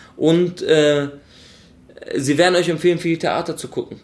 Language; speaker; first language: German; native; German